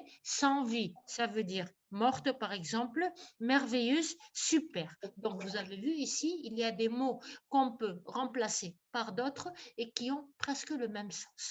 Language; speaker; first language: French; non-native, local second language; Arabic